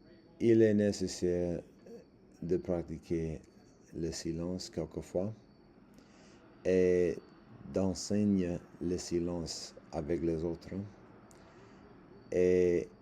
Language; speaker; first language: French; non-native, learner; English